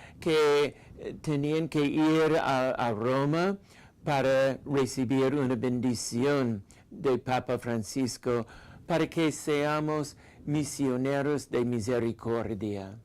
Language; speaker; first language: Spanish; non-native, fluent; English